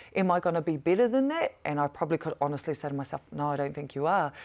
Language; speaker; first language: English; native; English